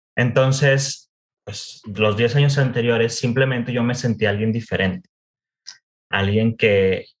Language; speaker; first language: Spanish; native; Spanish